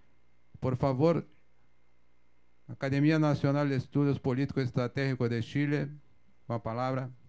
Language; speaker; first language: Spanish; non-native, fluent; Portuguese